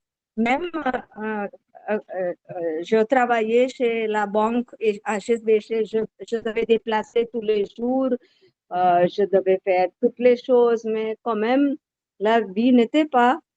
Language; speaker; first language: French; non-native, learner; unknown